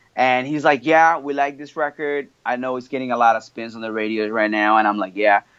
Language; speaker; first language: English; non-native, fluent; French